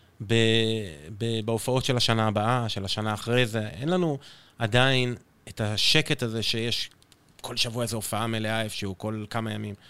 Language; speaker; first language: Hebrew; native; Hebrew